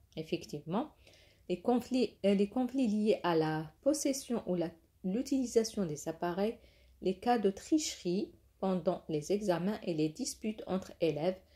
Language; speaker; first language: French; non-native, local second language; Arabic